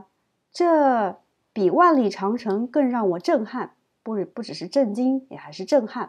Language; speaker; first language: Chinese; native; Chinese